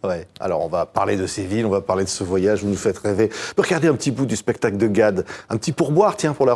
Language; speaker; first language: French; native; French